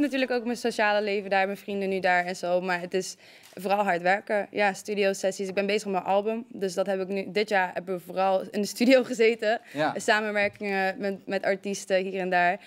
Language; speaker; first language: Dutch; native; Dutch